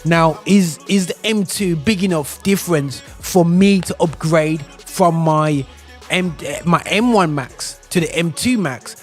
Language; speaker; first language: English; native; English